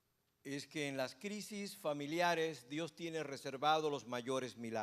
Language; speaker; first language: Spanish; native; Spanish